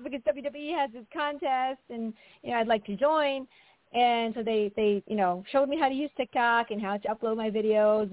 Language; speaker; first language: English; non-native, local second language; Filipino